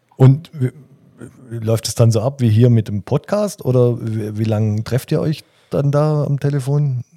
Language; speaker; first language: German; native; German